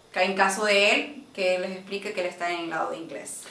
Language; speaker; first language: Spanish; native; Spanish